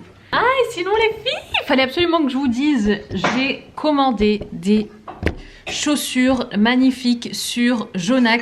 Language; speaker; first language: French; native; French